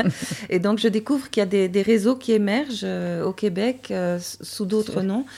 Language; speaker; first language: French; native; French